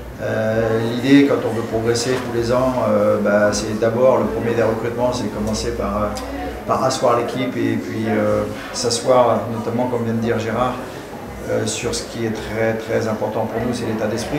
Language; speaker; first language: French; native; French